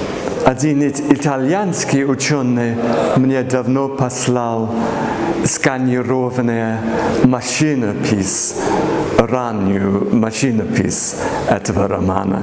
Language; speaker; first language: Russian; non-native, fluent; English